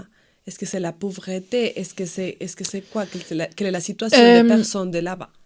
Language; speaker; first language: French; non-native, fluent; Spanish